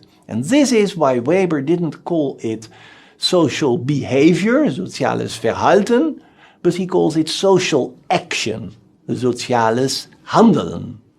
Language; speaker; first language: English; non-native, fluent; Dutch